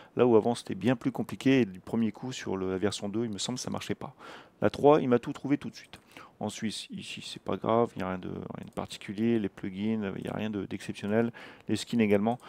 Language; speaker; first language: French; native; French